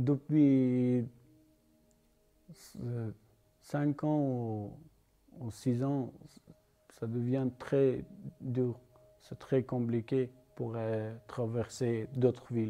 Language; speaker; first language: French; non-native, learner; Persian